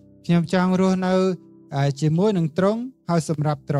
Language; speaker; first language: Khmer; native; Khmer